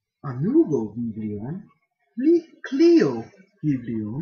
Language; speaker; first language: Greek; non-native, fluent; English